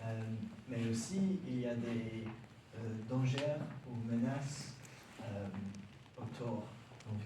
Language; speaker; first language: French; non-native, learner; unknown